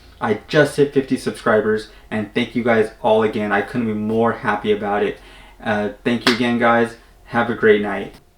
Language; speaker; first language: English; native; English